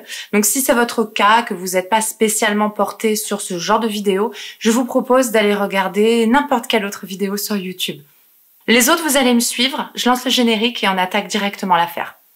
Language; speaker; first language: French; native; French